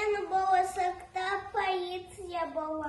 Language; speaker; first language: Kazakh; non-native, learner; Russian